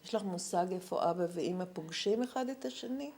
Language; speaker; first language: Hebrew; native; Hebrew